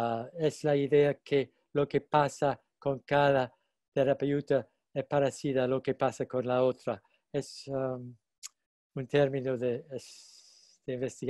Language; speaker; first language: Spanish; non-native, fluent; English